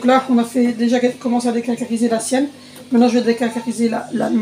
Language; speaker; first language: French; native; French